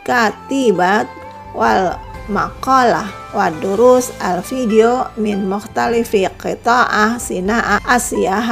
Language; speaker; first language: Arabic; non-native, fluent; Indonesian